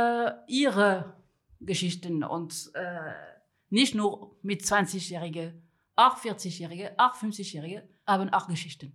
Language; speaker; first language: German; non-native, fluent; French